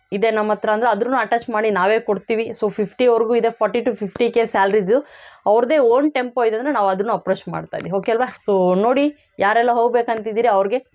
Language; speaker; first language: Kannada; native; Kannada